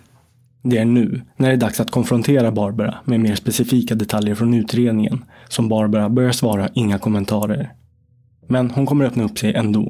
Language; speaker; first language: Swedish; native; Swedish